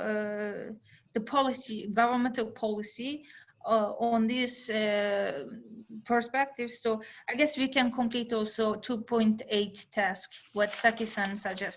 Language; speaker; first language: English; non-native, fluent; Turkish